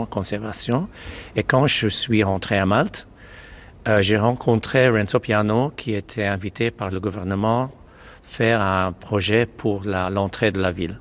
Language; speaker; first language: French; non-native, fluent; Maltese